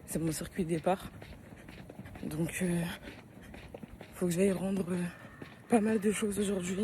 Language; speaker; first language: French; native; French